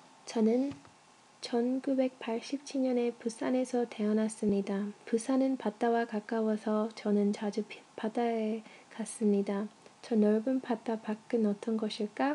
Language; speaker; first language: Korean; non-native, learner; English